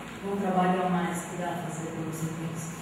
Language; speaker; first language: Portuguese; native; Portuguese